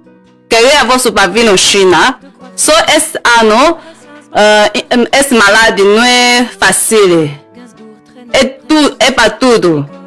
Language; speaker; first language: Portuguese; non-native, learner; Chinese